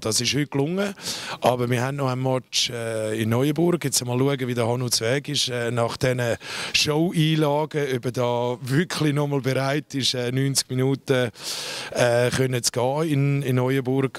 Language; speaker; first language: German; native; German